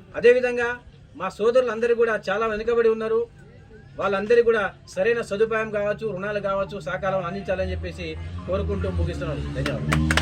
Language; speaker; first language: Telugu; non-native, local second language; Lambadi